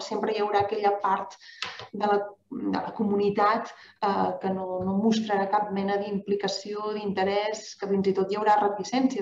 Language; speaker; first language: Catalan; native; Catalan